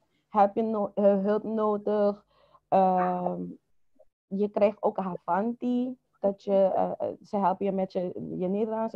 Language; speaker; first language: Dutch; non-native, local second language; Papiamento